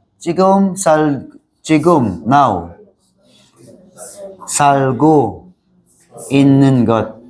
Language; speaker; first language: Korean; non-native, fluent; Filipino